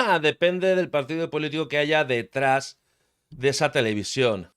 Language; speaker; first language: Spanish; native; Spanish